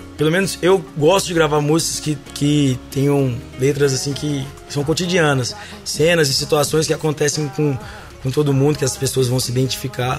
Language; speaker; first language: Portuguese; native; Portuguese